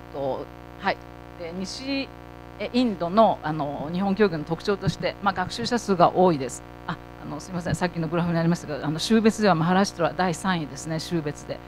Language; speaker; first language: Japanese; native; Japanese